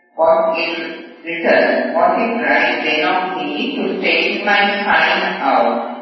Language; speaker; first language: English; non-native, local second language; Sinhala